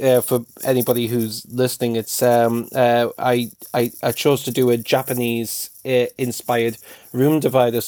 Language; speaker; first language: English; native; English